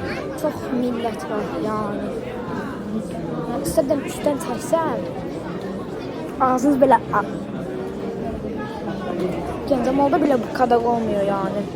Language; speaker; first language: Turkish; non-native, learner; Azerbaijani